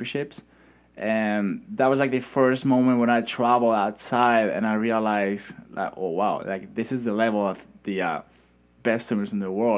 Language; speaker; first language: English; non-native, fluent; Spanish